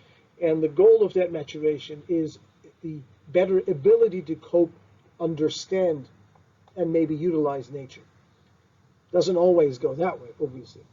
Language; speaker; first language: English; non-native, fluent; Turkish